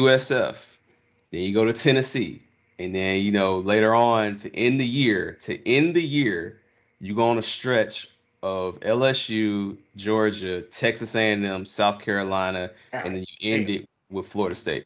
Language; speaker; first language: English; native; English